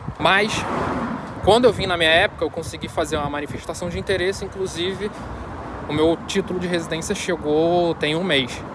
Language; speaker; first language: Portuguese; native; Portuguese